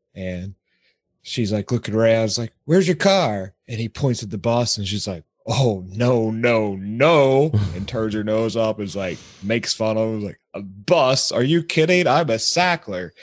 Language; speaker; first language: English; native; English